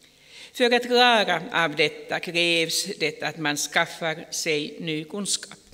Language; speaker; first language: Swedish; non-native, fluent; Finnish